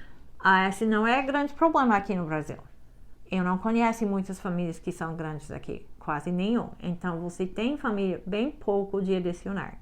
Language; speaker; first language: Portuguese; non-native, learner; English